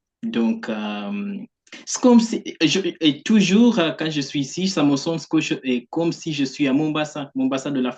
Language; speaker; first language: French; non-native, fluent; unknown